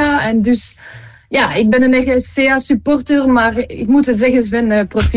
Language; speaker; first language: Dutch; non-native, local second language; French